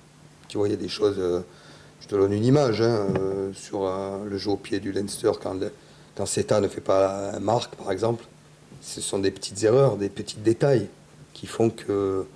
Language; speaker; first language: French; native; French